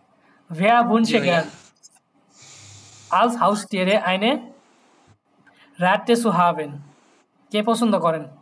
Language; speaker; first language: German; non-native, fluent; Bangla